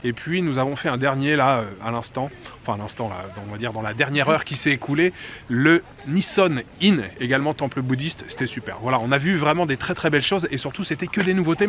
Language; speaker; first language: French; native; French